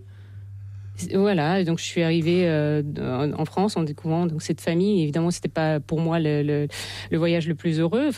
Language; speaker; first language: French; non-native, fluent; Russian